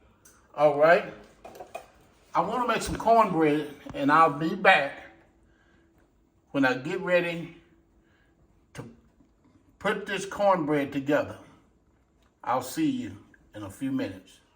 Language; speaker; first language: English; native; English